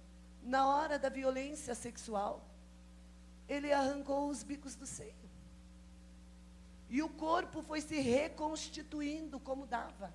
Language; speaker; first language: Portuguese; native; Portuguese